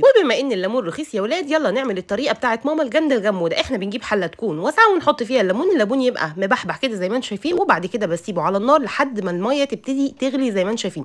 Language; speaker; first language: Arabic; native; Arabic